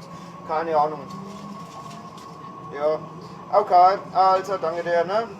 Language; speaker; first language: German; native; German